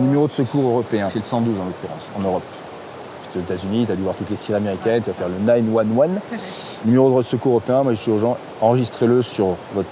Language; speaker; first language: French; native; French